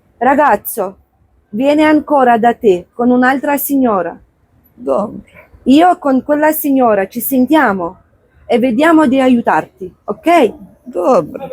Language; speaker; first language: Italian; non-native, fluent; Ukrainian